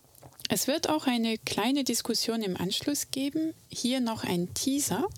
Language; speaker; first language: German; native; German